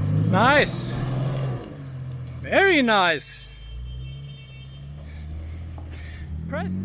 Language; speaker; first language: English; native; English